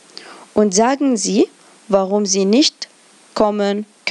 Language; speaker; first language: German; non-native, fluent; Arabic